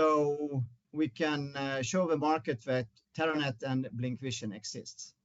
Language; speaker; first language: English; non-native, fluent; Swedish